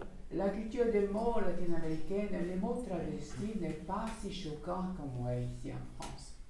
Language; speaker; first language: French; non-native, fluent; Portuguese